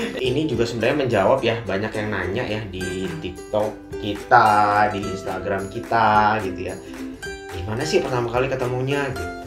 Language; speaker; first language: Indonesian; native; Indonesian